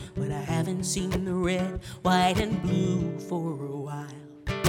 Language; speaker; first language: English; native; English